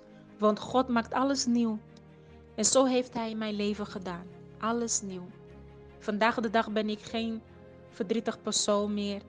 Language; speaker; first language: Dutch; non-native, fluent; Portuguese